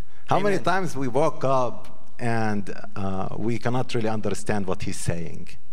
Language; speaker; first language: English; non-native, fluent; Arabic